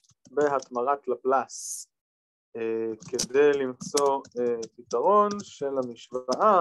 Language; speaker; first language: Hebrew; native; Hebrew